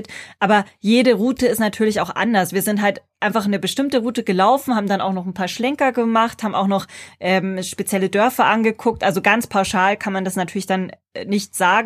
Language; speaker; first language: German; native; German